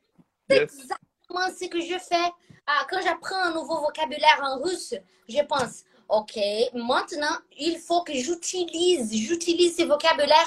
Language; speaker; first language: French; non-native, fluent; Portuguese